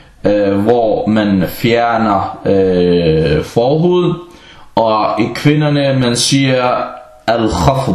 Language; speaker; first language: Danish; non-native, fluent; Arabic